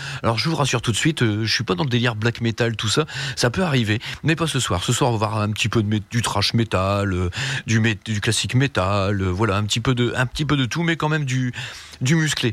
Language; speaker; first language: French; native; French